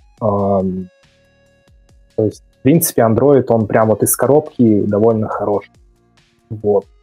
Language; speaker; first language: Russian; native; Russian